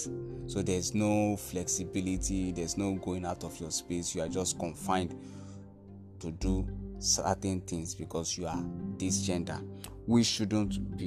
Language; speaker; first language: English; non-native, local second language; Yoruba